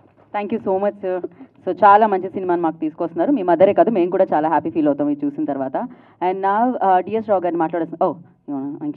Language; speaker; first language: Telugu; native; Telugu